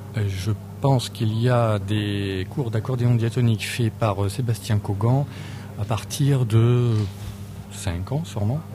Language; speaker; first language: French; native; French